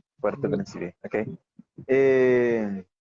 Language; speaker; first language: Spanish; non-native, fluent; Haitian Creole